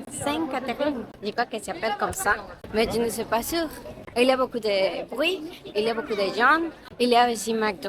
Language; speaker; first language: French; non-native, learner; Spanish